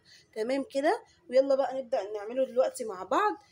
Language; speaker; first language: Arabic; native; Arabic